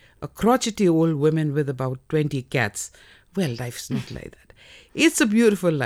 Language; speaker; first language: English; non-native, local second language; Nepali